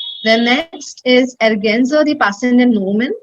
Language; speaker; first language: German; non-native, learner; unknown